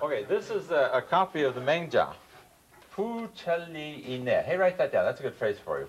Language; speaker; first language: English; native; English